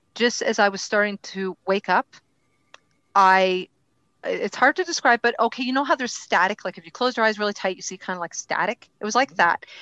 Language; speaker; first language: English; native; English